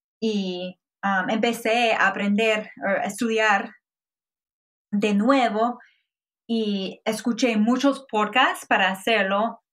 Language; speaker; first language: Spanish; non-native, fluent; English